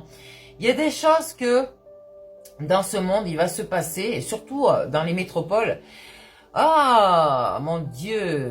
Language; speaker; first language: French; native; French